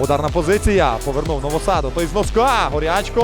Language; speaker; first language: Ukrainian; native; Ukrainian